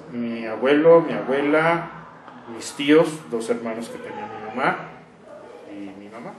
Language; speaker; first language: Spanish; native; Spanish